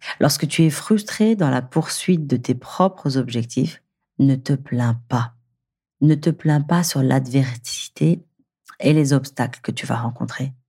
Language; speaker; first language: French; native; French